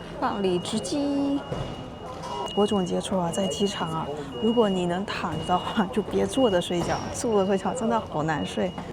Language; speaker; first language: Chinese; native; Chinese